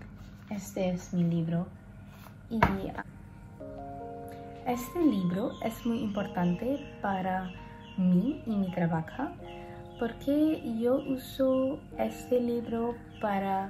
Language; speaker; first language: Spanish; non-native, learner; English